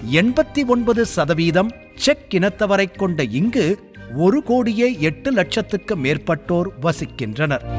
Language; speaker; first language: Tamil; native; Tamil